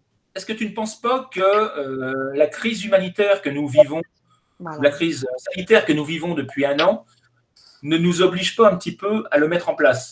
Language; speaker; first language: French; native; French